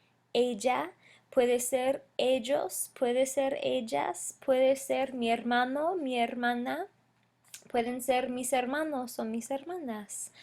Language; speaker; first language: Spanish; non-native, fluent; English